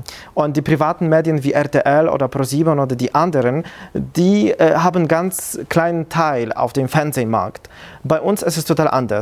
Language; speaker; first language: German; non-native, fluent; Polish